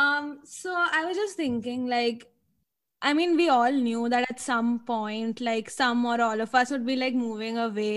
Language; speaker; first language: English; non-native, local second language; Hindi